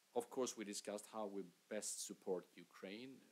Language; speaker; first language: English; non-native, fluent; Swedish